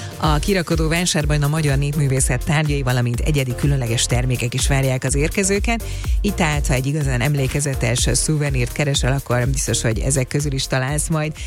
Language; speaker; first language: Hungarian; native; Hungarian